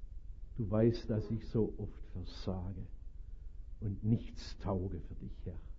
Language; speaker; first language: German; native; German